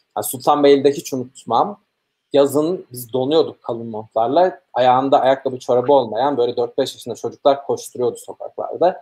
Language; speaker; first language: Turkish; native; Turkish